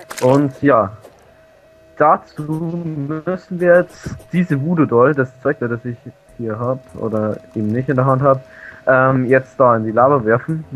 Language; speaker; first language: German; native; German